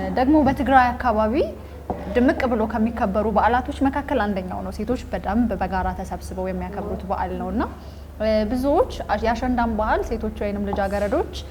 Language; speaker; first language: Amharic; native; Amharic